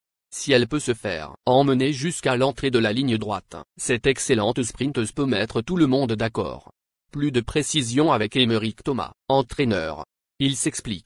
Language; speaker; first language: French; native; French